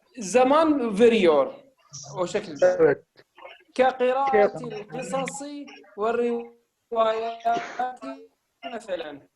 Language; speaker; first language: Arabic; non-native, fluent; Turkish